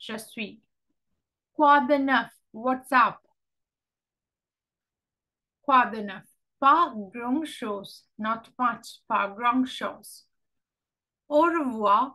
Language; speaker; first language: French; non-native, fluent; Sinhala